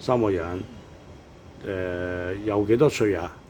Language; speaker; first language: Cantonese; native; Cantonese